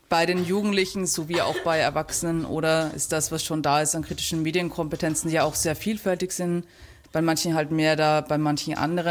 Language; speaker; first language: German; native; German